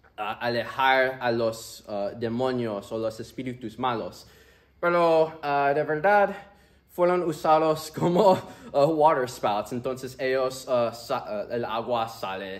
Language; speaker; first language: Spanish; early bilingual, heritage; Spanish